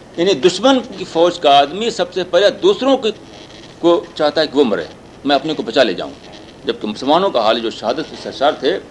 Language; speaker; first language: Urdu; native; Urdu